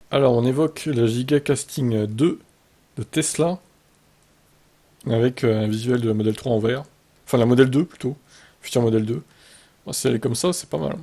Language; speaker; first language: French; native; French